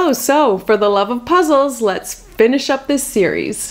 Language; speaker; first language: English; native; English